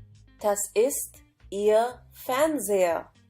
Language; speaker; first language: German; non-native, fluent; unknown